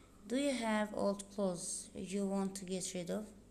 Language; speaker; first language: English; non-native, fluent; Azerbaijani